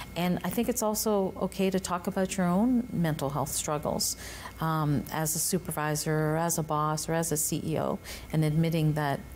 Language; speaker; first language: English; native; English